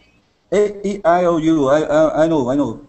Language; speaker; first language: English; non-native, learner; Russian